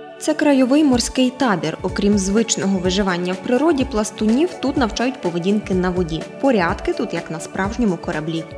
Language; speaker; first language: Ukrainian; native; Ukrainian